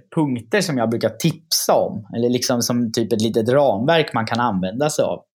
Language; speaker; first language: Swedish; native; Swedish